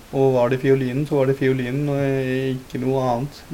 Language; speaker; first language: Norwegian; early bilingual, other home language; Punjabi